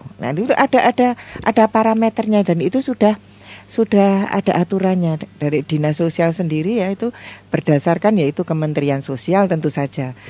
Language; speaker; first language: Indonesian; native; Indonesian